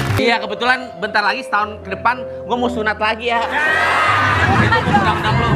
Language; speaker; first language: Indonesian; native; Indonesian